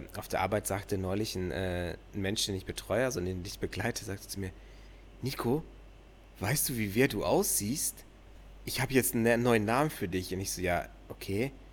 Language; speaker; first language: German; early bilingual, other home language; Greek